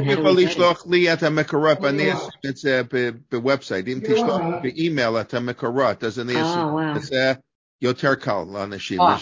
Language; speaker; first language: Hebrew; non-native, fluent; English